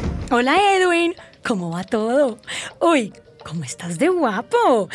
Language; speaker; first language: Spanish; native; Spanish